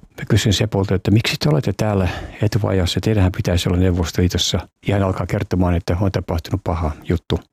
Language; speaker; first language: Finnish; early bilingual, heritage; Finnish